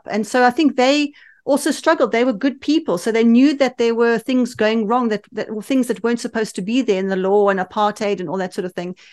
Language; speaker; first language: English; native; English